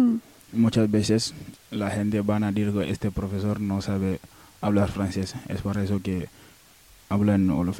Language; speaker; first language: Spanish; non-native, learner; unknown